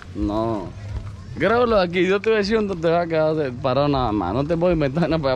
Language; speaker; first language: Spanish; native; Spanish